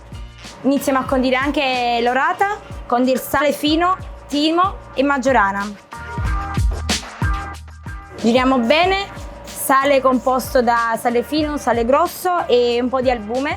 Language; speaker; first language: Italian; native; Italian